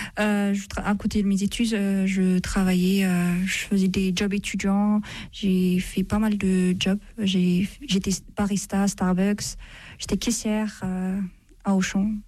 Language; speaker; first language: French; non-native, fluent; Amharic